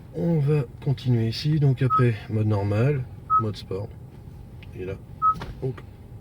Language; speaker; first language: French; native; French